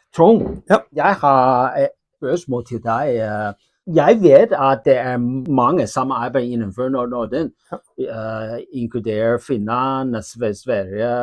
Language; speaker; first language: Norwegian; non-native, learner; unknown